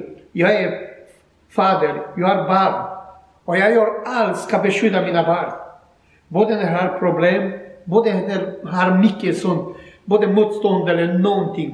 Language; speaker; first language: Swedish; non-native, learner; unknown